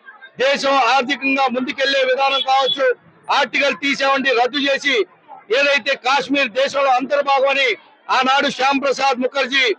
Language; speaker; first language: Telugu; native; Telugu